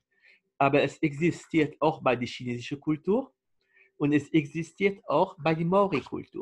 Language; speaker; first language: German; non-native, fluent; French